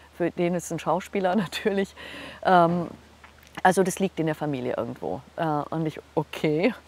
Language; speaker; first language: German; non-native, local second language; Hungarian